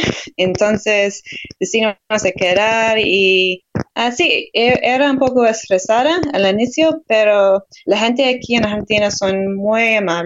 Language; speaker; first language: Spanish; non-native, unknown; English